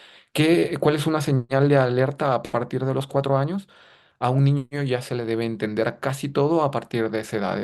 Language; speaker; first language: Spanish; native; Spanish